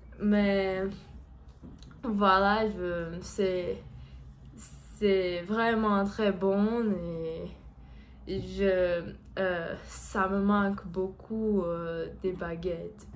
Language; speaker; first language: French; non-native, learner; Portuguese